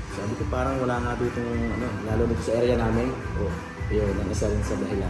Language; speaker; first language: Filipino; native; Filipino